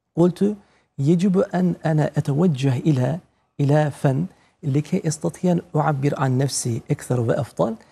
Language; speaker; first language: Arabic; non-native, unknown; Turkish